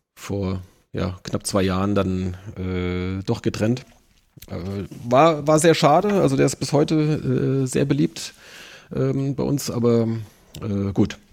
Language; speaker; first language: German; native; German